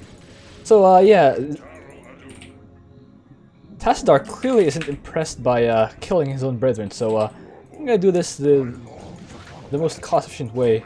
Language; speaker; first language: English; native; English